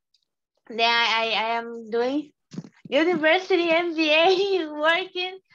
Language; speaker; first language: English; non-native, learner; Portuguese